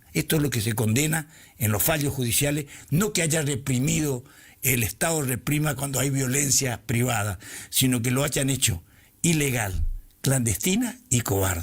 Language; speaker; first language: Spanish; native; Spanish